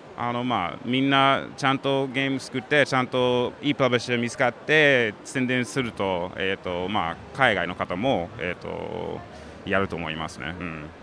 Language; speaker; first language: Japanese; non-native, fluent; English